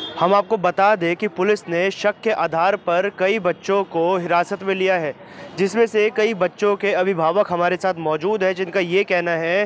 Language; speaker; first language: Hindi; native; Hindi